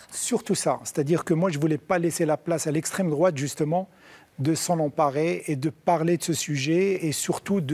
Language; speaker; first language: French; non-native, local second language; Arabic